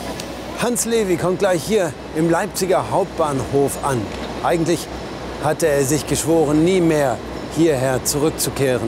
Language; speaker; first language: German; native; German